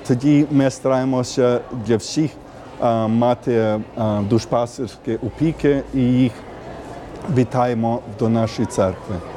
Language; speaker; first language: Ukrainian; early bilingual, heritage; Ukrainian